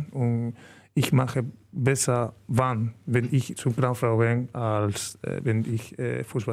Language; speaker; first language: German; non-native, learner; Spanish